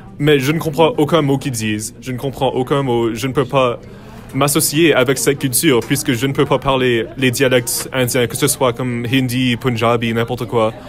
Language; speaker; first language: French; non-native, fluent; English